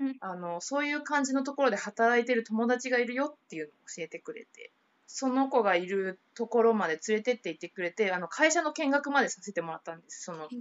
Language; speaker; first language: Japanese; native; Japanese